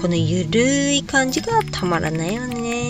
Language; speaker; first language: Japanese; native; Japanese